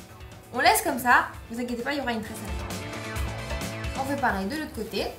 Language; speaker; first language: French; native; French